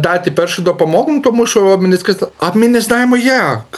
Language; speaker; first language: Ukrainian; non-native, learner; Lithuanian